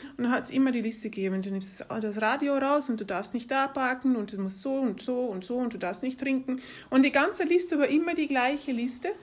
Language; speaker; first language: German; non-native, fluent; Dutch